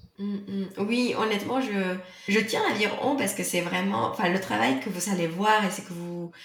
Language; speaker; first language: French; non-native, fluent; Spanish